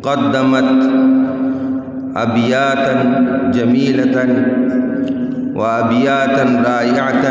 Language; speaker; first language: Arabic; non-native, fluent; Urdu